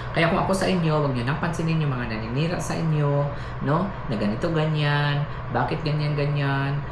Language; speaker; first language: Filipino; non-native, local second language; Cebuano